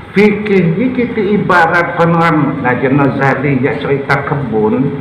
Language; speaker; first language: Malay; non-native, local second language; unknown